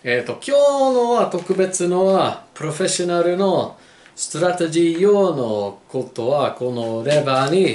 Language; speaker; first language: Japanese; non-native, learner; English